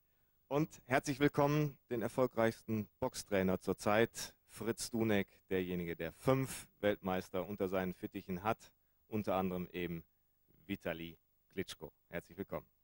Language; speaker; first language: German; native; German